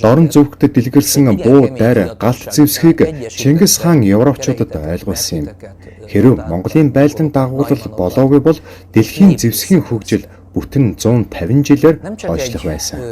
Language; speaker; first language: Mongolian; native; Mongolian